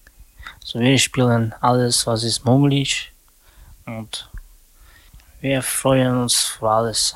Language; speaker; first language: German; non-native, learner; Slovak